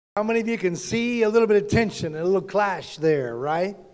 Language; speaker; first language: English; native; English